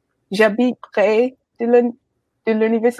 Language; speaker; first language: French; non-native, learner; English